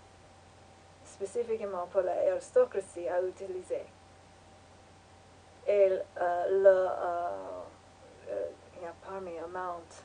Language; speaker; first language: French; non-native, learner; English